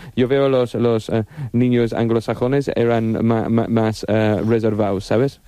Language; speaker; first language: Spanish; non-native, fluent; English